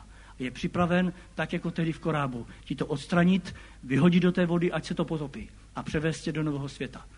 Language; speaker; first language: Czech; native; Czech